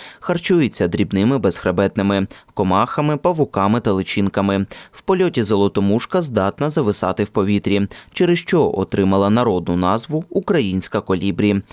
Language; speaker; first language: Ukrainian; native; Ukrainian